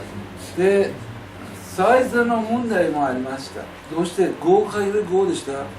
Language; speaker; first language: Japanese; non-native, learner; Persian